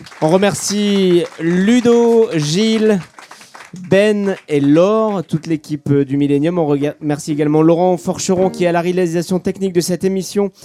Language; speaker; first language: French; native; French